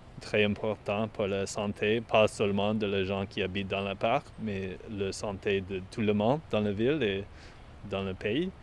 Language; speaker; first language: French; non-native, learner; English